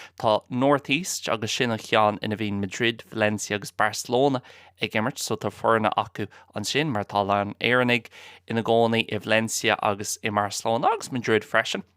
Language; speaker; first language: Irish; non-native, local second language; English